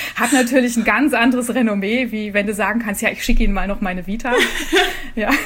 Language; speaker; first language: German; native; German